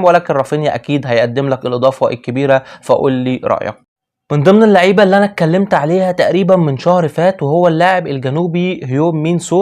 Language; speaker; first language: Arabic; native; Arabic